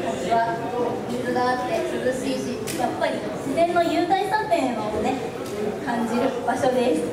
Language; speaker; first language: Japanese; native; Japanese